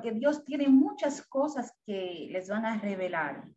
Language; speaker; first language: Spanish; non-native, fluent; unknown